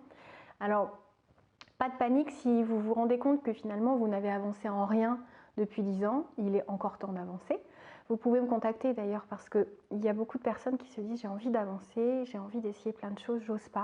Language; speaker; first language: French; native; French